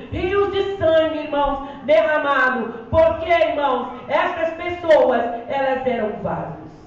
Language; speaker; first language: Portuguese; native; Portuguese